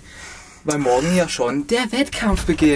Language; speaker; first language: German; native; German